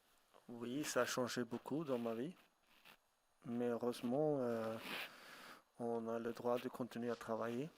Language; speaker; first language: French; non-native, fluent; Swedish